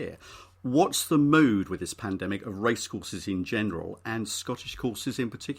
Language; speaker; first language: English; native; English